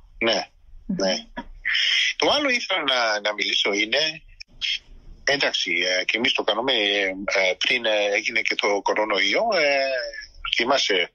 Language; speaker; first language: Greek; early bilingual, heritage; Greek